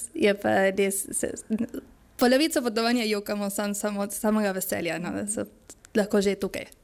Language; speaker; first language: Slovenian; early bilingual, heritage; Slovenian